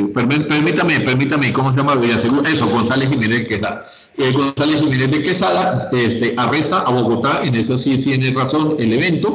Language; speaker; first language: Spanish; native; Spanish